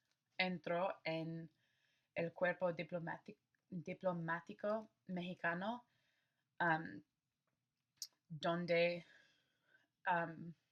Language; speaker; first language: Spanish; non-native, learner; English